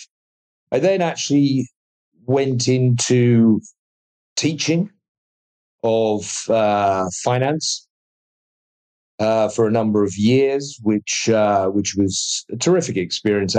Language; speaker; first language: English; native; English